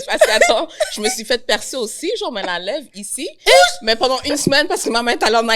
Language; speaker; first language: French; native; French